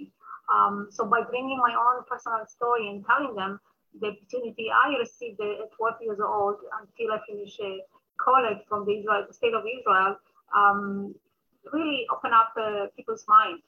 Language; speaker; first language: English; non-native, fluent; Amharic